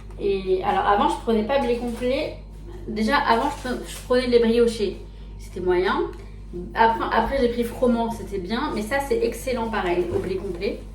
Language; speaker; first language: French; native; French